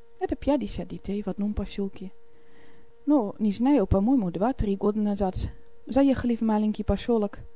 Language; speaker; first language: Russian; non-native, fluent; Dutch